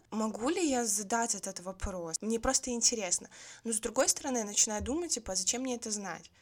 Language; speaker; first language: Russian; native; Russian